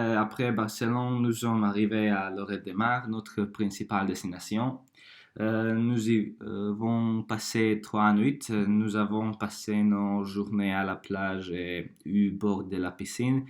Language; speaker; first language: French; non-native, learner; Croatian